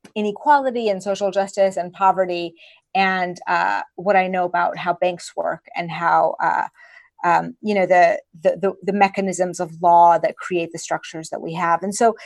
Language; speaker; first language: English; early bilingual, other home language; Persian